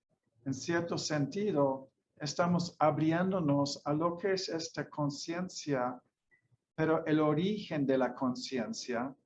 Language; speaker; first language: Spanish; non-native, fluent; English